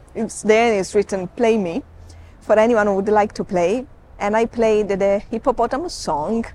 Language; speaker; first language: English; non-native, fluent; Italian